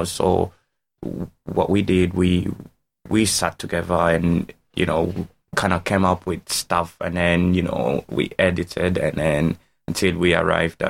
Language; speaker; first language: English; non-native, local second language; Ganda